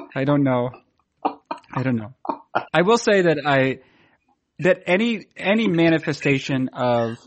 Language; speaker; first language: English; native; English